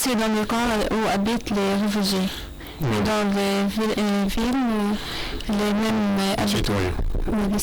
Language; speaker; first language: French; non-native, learner; Arabic